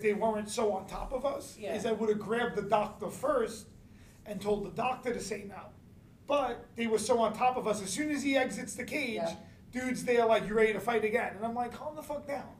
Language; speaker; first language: English; native; English